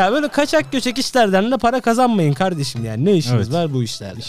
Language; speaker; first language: Turkish; native; Turkish